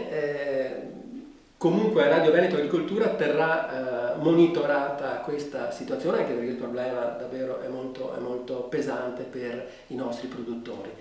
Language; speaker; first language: Italian; native; Italian